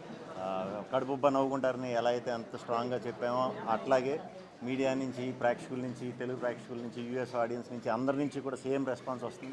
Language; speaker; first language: Telugu; native; Telugu